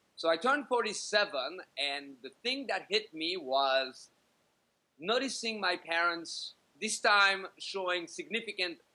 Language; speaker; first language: English; native; English